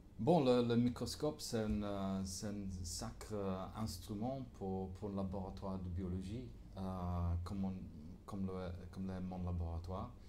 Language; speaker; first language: French; non-native, fluent; English